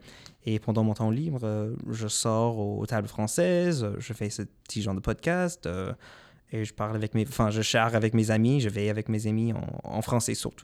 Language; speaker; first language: French; non-native, local second language; English